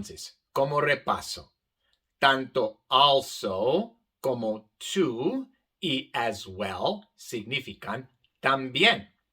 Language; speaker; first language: Spanish; non-native, fluent; English